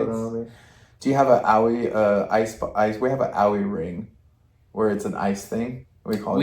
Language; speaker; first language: English; native; English